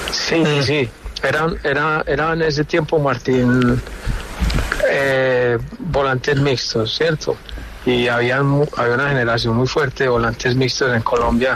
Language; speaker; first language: Spanish; native; Spanish